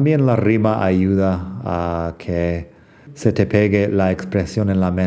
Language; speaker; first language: Spanish; non-native, fluent; English